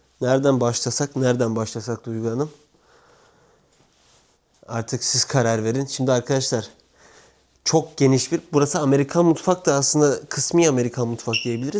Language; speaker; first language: Turkish; native; Turkish